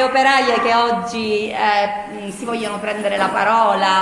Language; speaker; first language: Italian; native; Italian